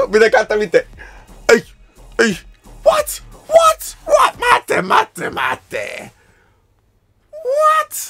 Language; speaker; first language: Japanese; non-native, learner; English